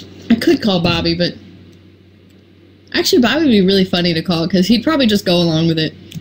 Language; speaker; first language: English; native; English